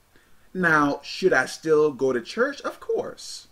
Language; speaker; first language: English; native; English